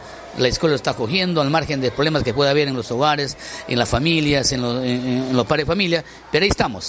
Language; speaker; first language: Spanish; native; Spanish